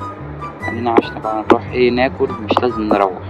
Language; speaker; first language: Arabic; native; Arabic